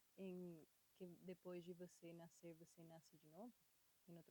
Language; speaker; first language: Portuguese; non-native, fluent; Spanish